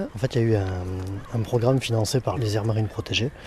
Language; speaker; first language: French; native; French